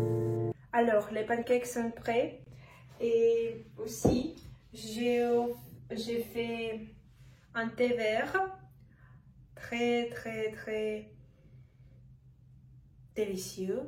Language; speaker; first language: French; non-native, learner; Russian